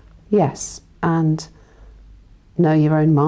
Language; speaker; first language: English; native; English